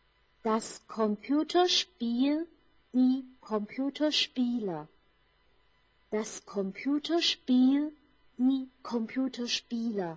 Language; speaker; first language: German; non-native, fluent; Chinese